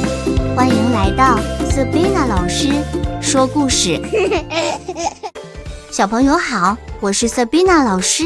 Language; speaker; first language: Chinese; native; Chinese